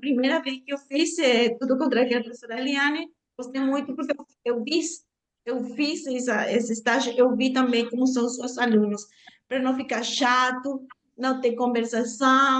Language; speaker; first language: Portuguese; non-native, learner; Spanish